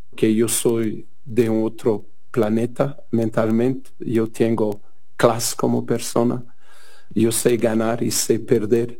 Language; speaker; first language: Spanish; non-native, learner; Portuguese